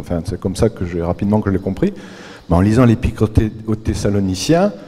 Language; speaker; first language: French; native; French